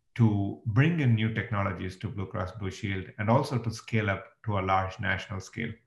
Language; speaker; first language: English; non-native, local second language; Tamil